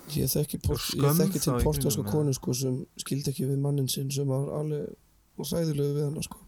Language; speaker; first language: Icelandic; native; Icelandic